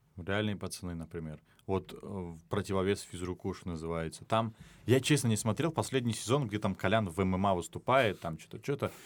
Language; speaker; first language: Russian; non-native, local second language; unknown